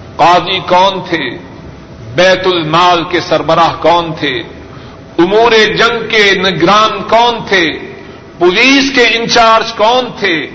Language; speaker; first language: Urdu; non-native, local second language; Punjabi